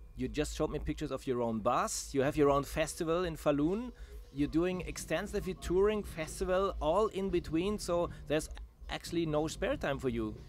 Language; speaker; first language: English; non-native, fluent; German